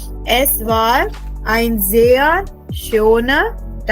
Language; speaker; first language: German; non-native, fluent; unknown